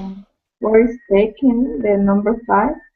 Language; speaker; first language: English; non-native, learner; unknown